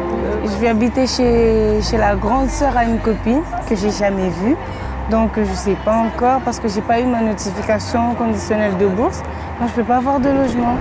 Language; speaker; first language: French; non-native, local second language; Comorian